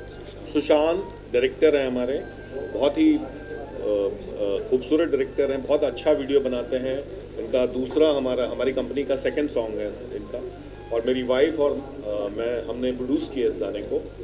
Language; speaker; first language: Hindi; native; Hindi